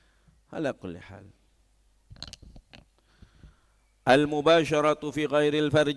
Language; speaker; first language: Arabic; non-native, fluent; Indonesian